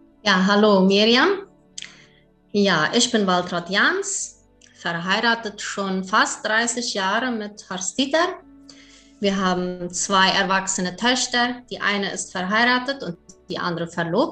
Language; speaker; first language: German; early bilingual, heritage; German